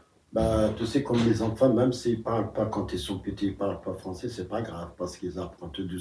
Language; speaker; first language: French; non-native, fluent; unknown